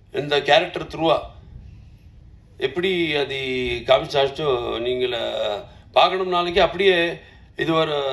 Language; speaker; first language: Tamil; non-native, learner; Telugu